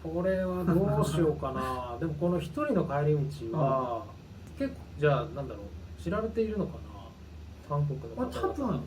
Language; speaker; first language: Japanese; native; Japanese